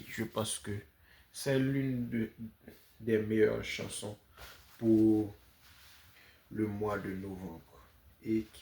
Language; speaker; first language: French; non-native, local second language; Haitian Creole